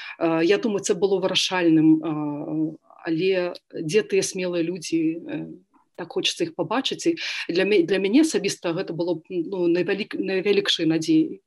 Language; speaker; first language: Belarusian; native; Belarusian